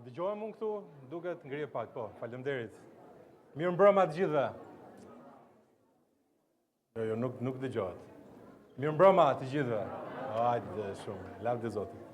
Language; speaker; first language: Albanian; native; Albanian